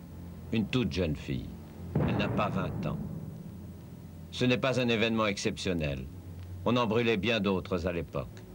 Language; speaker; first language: French; native; French